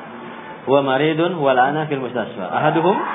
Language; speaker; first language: Arabic; non-native, fluent; Indonesian